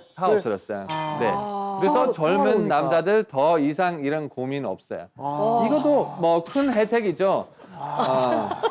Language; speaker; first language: Korean; non-native, fluent; German